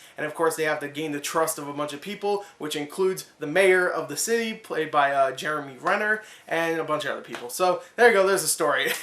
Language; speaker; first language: English; native; English